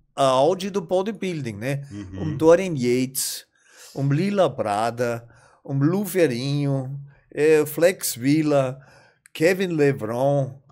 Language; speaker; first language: Portuguese; non-native, fluent; German